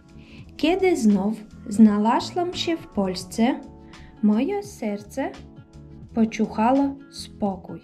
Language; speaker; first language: Polish; early bilingual, heritage; Polish